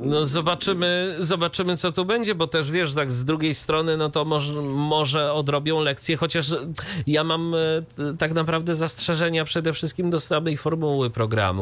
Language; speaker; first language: Polish; native; Polish